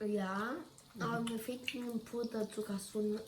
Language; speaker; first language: German; early bilingual, other home language; Thai